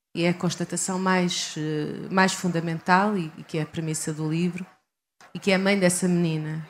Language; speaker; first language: Portuguese; native; Portuguese